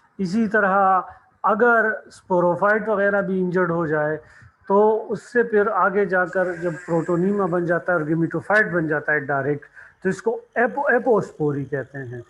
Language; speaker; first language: Urdu; non-native, local second language; Pashto